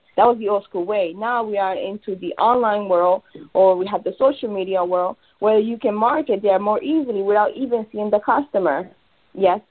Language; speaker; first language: English; early bilingual, other home language; Spanish